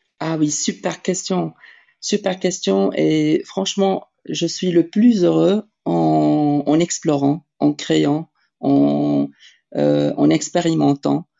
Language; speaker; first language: French; non-native, local second language; Arabic